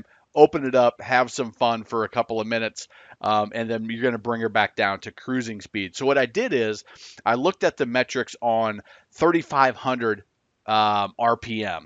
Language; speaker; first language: English; native; English